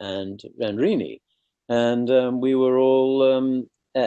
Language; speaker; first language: English; native; English